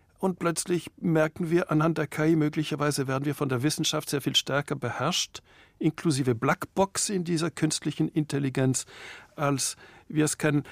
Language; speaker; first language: German; native; German